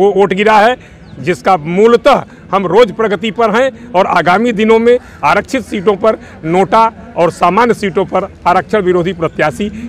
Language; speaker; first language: Hindi; native; Hindi